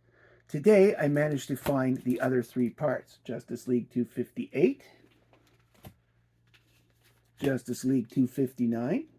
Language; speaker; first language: English; native; English